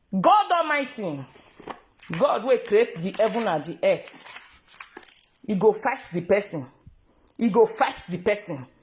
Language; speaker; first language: Nigerian Pidgin; non-native, local second language; Yoruba